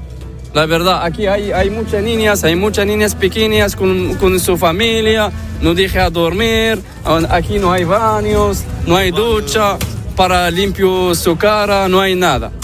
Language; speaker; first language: Spanish; non-native, learner; Arabic